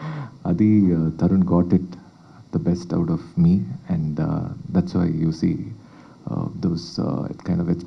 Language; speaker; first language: Telugu; non-native, local second language; Tamil